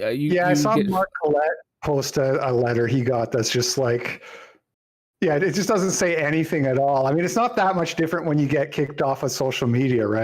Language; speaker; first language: English; native; English